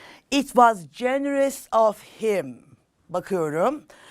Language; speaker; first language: English; non-native, fluent; Turkish